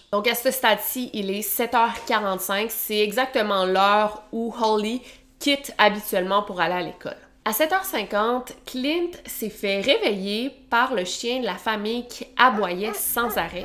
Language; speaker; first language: French; native; French